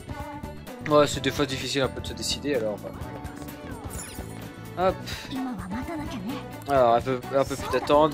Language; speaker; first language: French; native; French